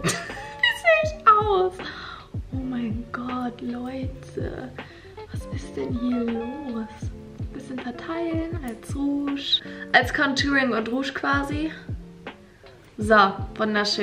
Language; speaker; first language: German; native; German